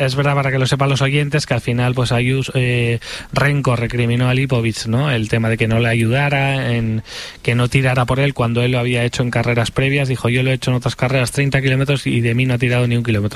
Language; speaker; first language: Spanish; native; Spanish